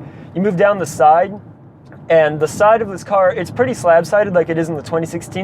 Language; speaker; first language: English; native; English